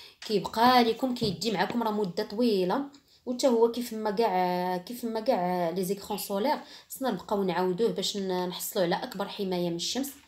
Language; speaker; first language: Arabic; native; Arabic